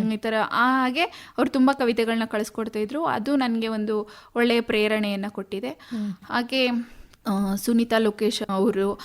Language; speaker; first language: Kannada; native; Kannada